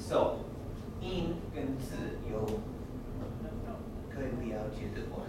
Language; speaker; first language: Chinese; non-native, learner; English